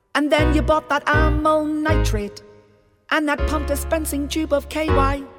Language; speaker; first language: English; native; English